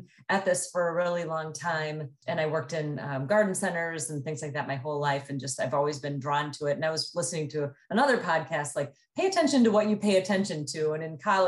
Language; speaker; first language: English; native; English